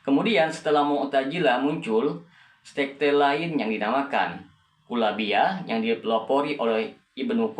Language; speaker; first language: Indonesian; native; Indonesian